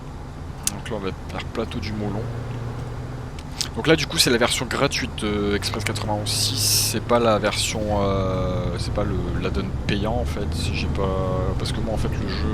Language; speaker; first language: French; native; French